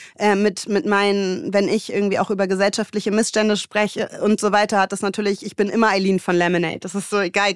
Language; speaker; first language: German; native; German